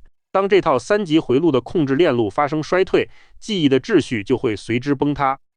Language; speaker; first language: Chinese; native; Chinese